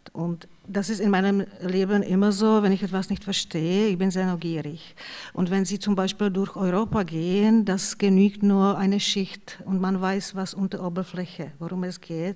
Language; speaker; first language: German; non-native, fluent; Czech